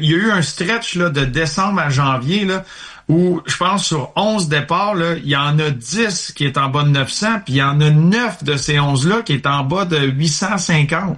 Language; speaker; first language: French; native; French